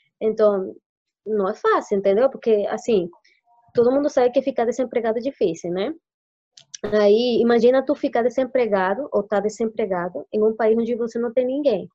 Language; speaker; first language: Portuguese; non-native, fluent; Spanish